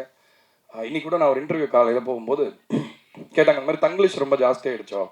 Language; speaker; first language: Tamil; native; Tamil